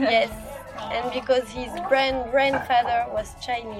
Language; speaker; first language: English; non-native, fluent; French